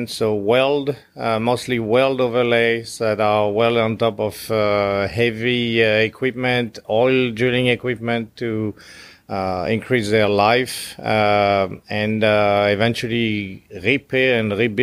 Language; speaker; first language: English; non-native, fluent; French